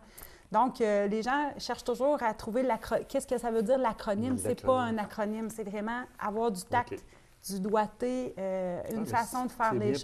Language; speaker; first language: French; native; French